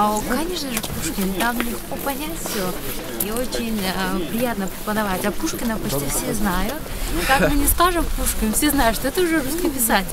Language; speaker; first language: Russian; non-native, fluent; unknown